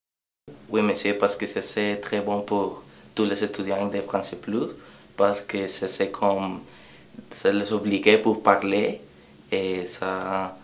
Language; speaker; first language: French; non-native, learner; Spanish